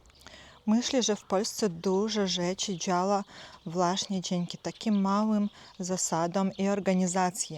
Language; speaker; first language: Polish; non-native, fluent; Ukrainian